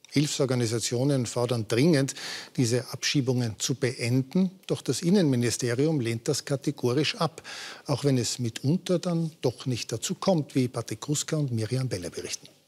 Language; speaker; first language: German; native; German